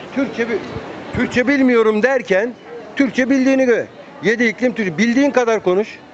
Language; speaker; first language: Turkish; native; Turkish